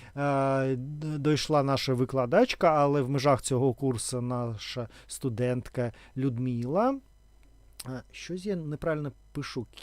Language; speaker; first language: Ukrainian; non-native, local second language; Russian